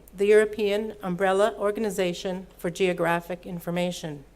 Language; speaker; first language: English; non-native, fluent; Latvian